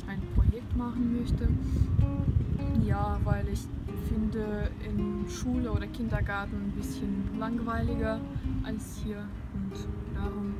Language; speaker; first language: German; non-native, learner; Russian